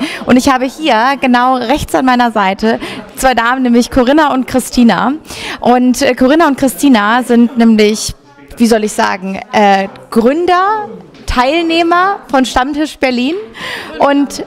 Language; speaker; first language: German; native; German